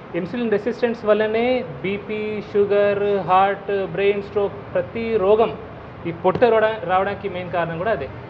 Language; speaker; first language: Telugu; non-native, fluent; Hindi